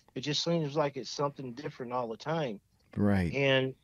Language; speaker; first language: English; native; English